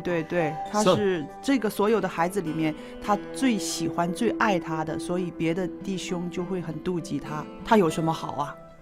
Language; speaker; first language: Chinese; native; Chinese